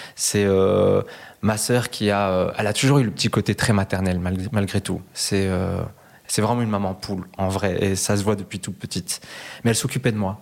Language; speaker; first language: French; early bilingual, other home language; Spanish